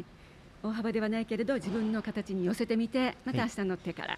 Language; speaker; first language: Japanese; native; Japanese